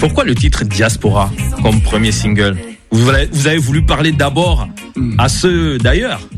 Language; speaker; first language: French; native; French